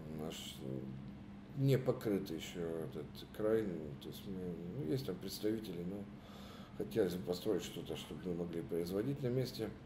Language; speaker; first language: Russian; native; Russian